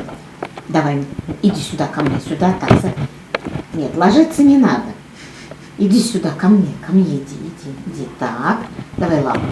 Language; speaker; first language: Russian; native; Russian